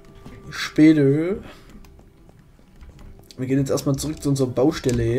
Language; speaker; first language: German; native; German